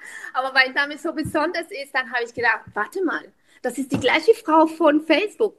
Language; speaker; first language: German; non-native, fluent; Spanish